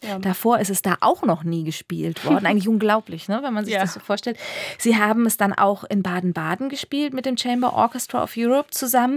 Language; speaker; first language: German; native; German